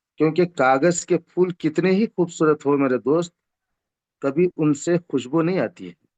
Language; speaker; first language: Hindi; non-native, local second language; Urdu